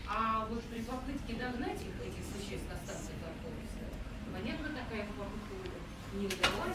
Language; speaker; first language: Russian; native; Russian